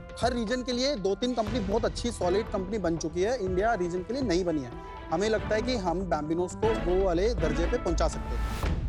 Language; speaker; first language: Hindi; native; Hindi